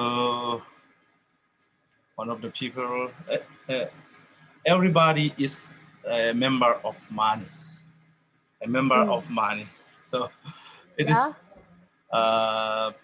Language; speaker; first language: English; non-native, learner; Tedim Chin